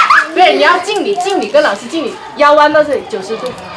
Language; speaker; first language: Chinese; native; Chinese